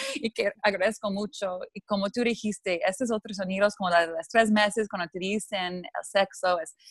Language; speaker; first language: Spanish; non-native, fluent; English